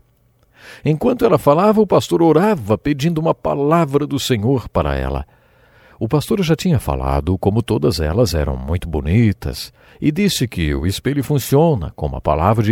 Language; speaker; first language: Portuguese; native; Portuguese